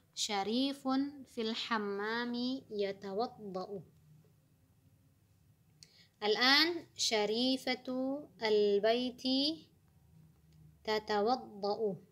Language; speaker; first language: Arabic; non-native, fluent; Indonesian